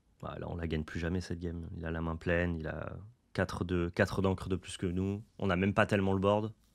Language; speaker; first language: French; native; French